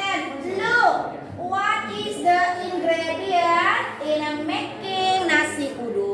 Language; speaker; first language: English; non-native, learner; Indonesian